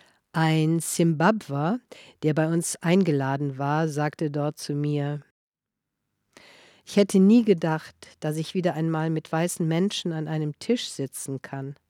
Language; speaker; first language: German; non-native, fluent; Dutch